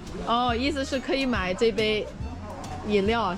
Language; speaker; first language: Chinese; non-native, fluent; English